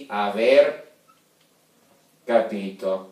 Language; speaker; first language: Italian; non-native, fluent; Russian